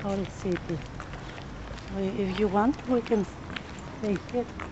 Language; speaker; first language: English; non-native, learner; Greek